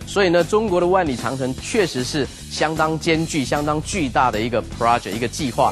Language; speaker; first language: Chinese; native; Chinese